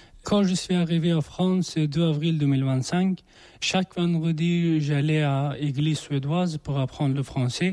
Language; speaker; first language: French; non-native, learner; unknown